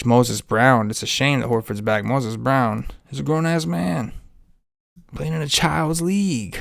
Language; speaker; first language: English; native; English